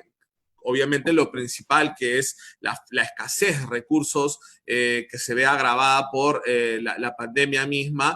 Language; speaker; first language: Spanish; native; Spanish